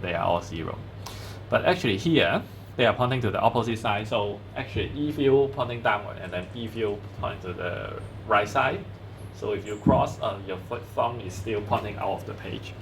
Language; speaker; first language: English; non-native, fluent; Chinese